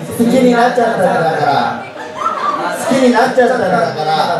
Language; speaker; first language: Japanese; non-native, learner; Korean